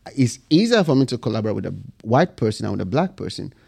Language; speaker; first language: English; non-native, local second language; Bini